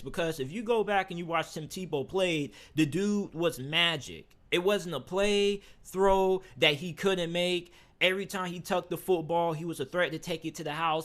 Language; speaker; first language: English; native; English